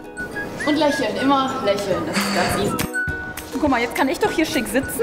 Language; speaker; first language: German; native; German